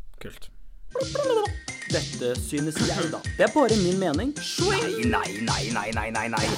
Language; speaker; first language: Norwegian; native; Norwegian